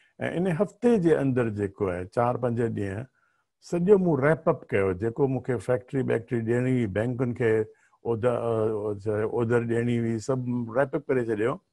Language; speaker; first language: Sindhi; early bilingual, heritage; Sindhi